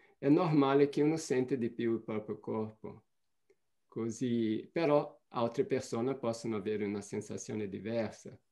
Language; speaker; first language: Italian; non-native, fluent; Portuguese